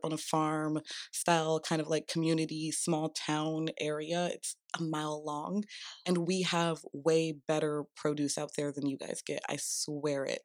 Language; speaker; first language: English; native; English